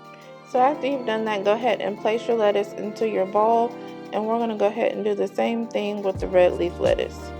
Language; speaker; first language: English; native; English